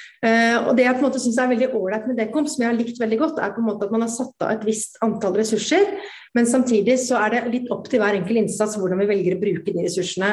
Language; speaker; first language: Norwegian; native; Norwegian